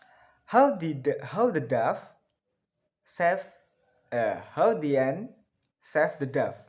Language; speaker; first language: English; non-native, learner; Indonesian